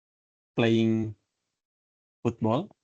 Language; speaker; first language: English; non-native, learner; Indonesian